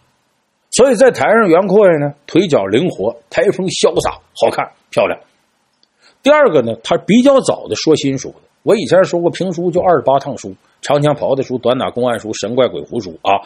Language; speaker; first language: Chinese; native; Chinese